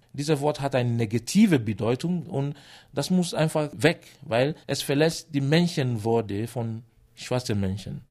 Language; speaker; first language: German; non-native, fluent; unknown